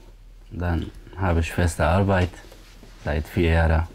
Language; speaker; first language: German; non-native, learner; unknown